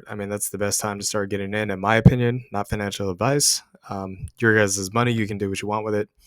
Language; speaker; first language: English; native; English